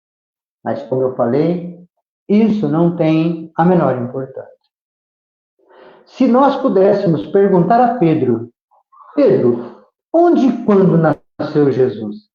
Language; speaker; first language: Portuguese; native; Portuguese